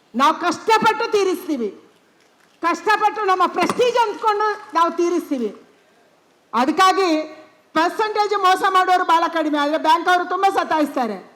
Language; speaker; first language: Kannada; non-native, local second language; Tulu